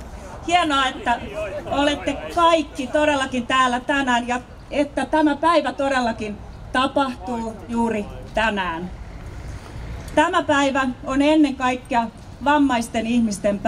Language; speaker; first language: Finnish; native; Finnish